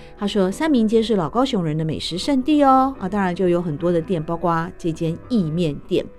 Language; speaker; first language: Chinese; native; Chinese